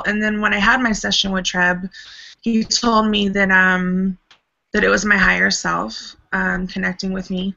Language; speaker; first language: English; native; English